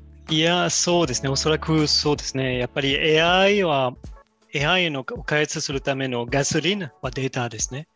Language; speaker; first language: Japanese; non-native, fluent; French